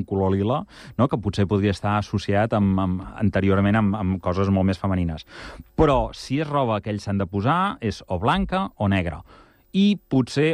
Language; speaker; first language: Catalan; native; Catalan